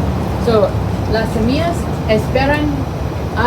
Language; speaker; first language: Spanish; non-native, learner; English